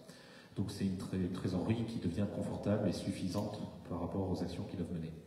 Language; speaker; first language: French; native; French